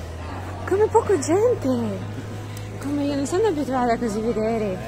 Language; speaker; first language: Italian; non-native, learner; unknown